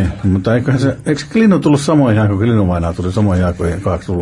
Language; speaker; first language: Finnish; native; Finnish